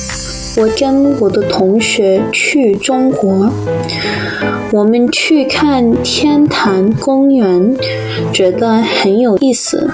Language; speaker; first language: Chinese; non-native, learner; English